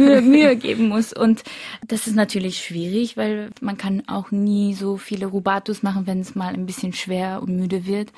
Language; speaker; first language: German; early bilingual, other home language; Korean